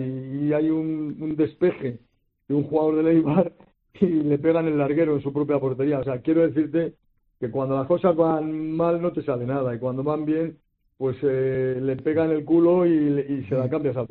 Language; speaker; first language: Spanish; native; Spanish